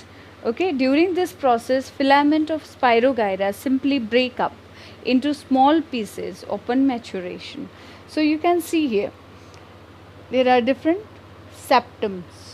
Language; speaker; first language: English; non-native, local second language; Hindi